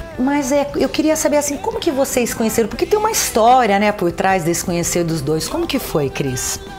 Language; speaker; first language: Portuguese; native; Portuguese